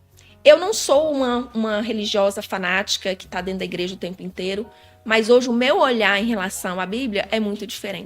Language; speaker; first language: Portuguese; native; Portuguese